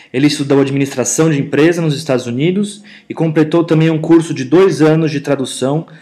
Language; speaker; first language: Portuguese; native; Portuguese